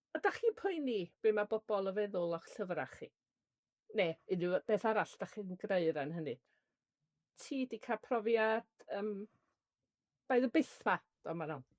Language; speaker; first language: Welsh; native; Welsh